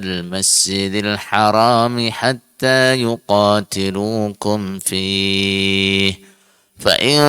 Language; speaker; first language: Arabic; non-native, fluent; Indonesian